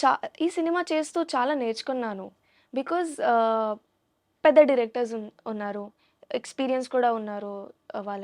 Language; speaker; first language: Telugu; non-native, learner; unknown